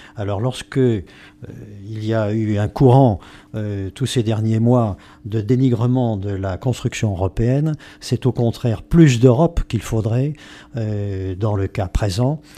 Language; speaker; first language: French; native; French